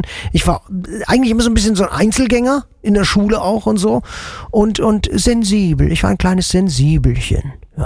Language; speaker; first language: German; native; German